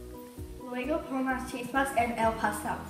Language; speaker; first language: Spanish; non-native, learner; English